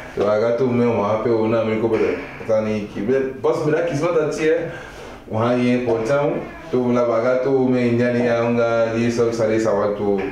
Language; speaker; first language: Hindi; non-native, fluent; Igbo